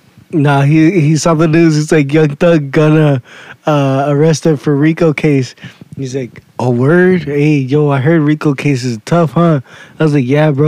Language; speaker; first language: English; native; English